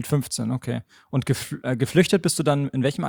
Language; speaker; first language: German; native; German